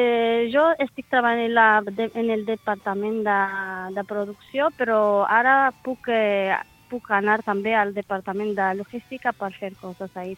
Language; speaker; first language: Catalan; non-native, learner; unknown